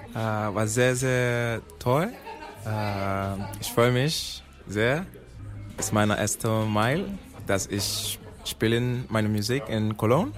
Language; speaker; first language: German; non-native, learner; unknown